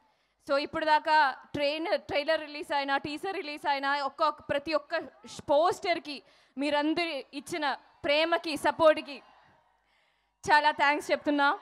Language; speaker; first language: Telugu; non-native, fluent; Malayalam